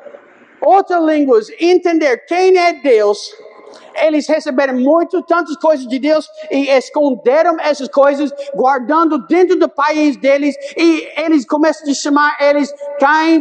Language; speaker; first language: Portuguese; non-native, fluent; English